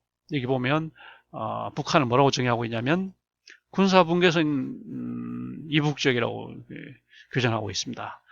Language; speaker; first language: Korean; native; Korean